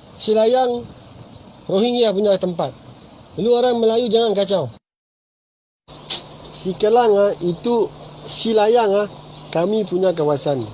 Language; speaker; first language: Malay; non-native, learner; Rohingya